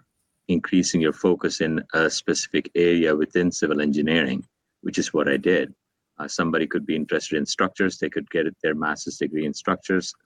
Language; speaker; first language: English; non-native, local second language; Telugu